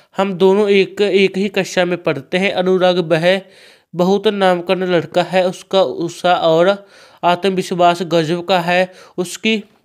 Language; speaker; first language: Hindi; non-native, local second language; Punjabi